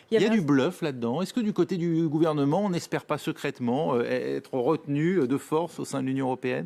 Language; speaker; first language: French; native; French